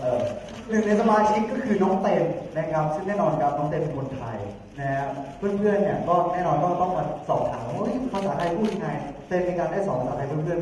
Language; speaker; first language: Thai; native; Thai